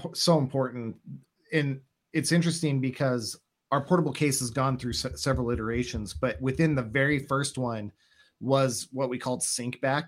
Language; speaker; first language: English; native; English